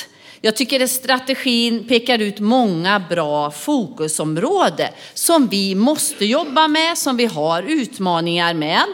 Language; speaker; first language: Swedish; native; Swedish